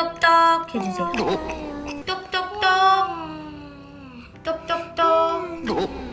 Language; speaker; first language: Korean; native; Korean